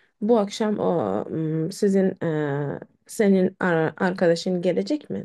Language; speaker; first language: Turkish; non-native, fluent; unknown